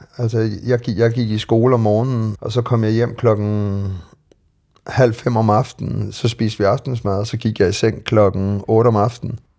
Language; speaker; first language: Danish; native; Danish